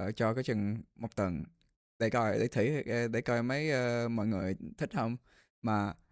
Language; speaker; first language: Vietnamese; early bilingual, heritage; Vietnamese